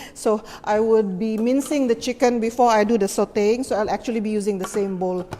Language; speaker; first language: English; non-native, local second language; Malay